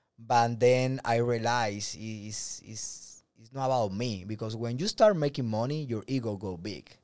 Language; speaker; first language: English; non-native, learner; Spanish